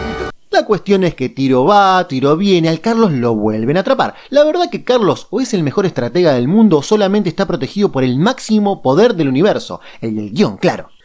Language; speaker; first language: Spanish; native; Spanish